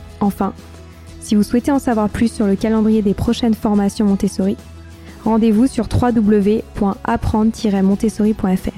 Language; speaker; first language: French; native; French